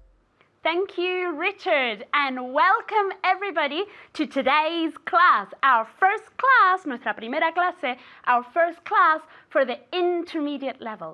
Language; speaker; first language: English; non-native, fluent; Spanish